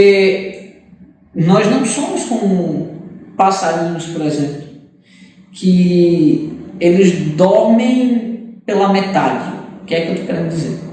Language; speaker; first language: Portuguese; native; Portuguese